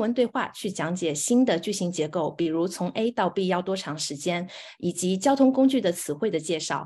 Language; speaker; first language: Chinese; native; Chinese